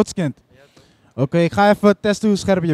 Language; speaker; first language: Dutch; native; Dutch